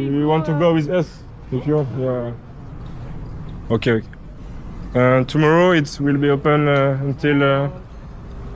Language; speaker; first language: English; non-native, learner; French